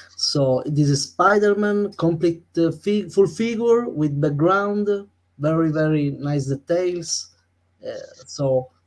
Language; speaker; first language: English; non-native, learner; Italian